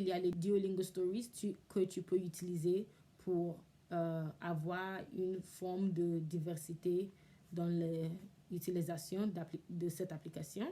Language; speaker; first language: French; non-native, learner; English